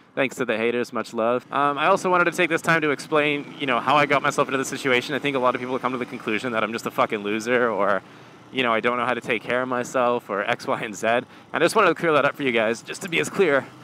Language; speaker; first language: English; native; English